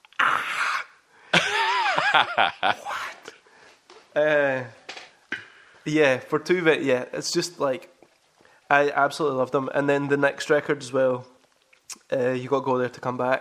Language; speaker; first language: English; native; English